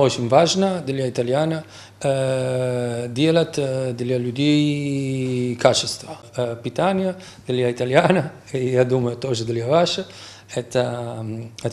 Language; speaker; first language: Russian; non-native, learner; Italian